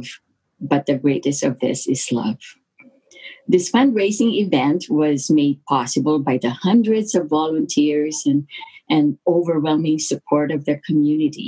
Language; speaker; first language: English; non-native, local second language; Filipino